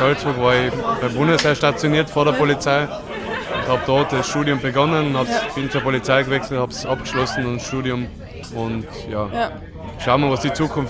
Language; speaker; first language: German; native; German